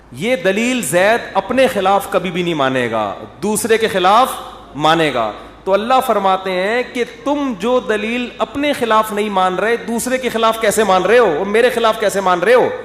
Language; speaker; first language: Urdu; native; Urdu